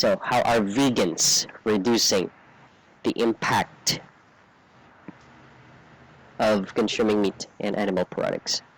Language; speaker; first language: English; non-native, fluent; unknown